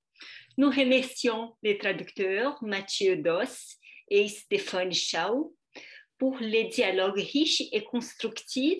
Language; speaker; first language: French; non-native, fluent; Portuguese